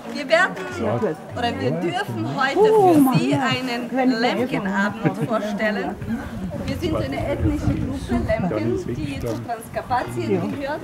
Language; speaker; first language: German; non-native, fluent; Ukrainian